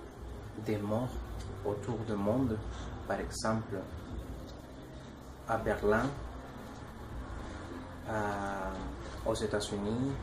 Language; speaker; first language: French; non-native, learner; Spanish